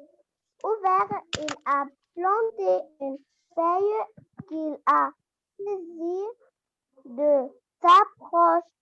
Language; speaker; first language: French; non-native, learner; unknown